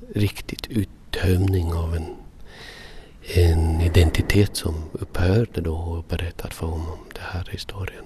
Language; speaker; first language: Swedish; non-native, fluent; English